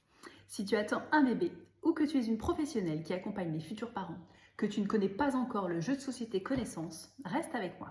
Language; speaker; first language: French; native; French